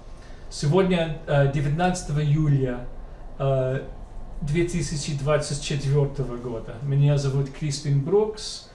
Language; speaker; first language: Russian; non-native, fluent; English